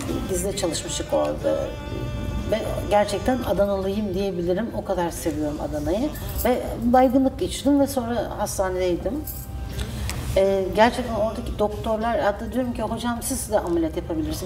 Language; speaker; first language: Turkish; non-native, fluent; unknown